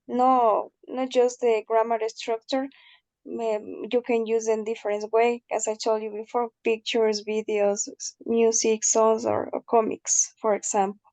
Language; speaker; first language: English; non-native, learner; Spanish